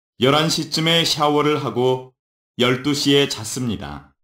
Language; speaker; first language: Korean; non-native, learner; Vietnamese